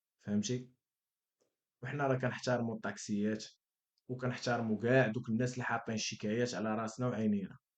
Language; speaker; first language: Arabic; native; Arabic